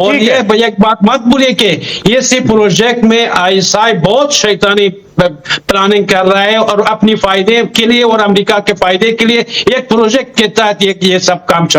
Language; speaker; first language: Hindi; non-native, learner; Pashto